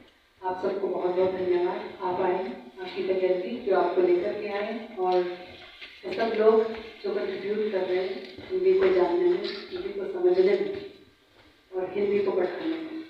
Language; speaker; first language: Hindi; native; Hindi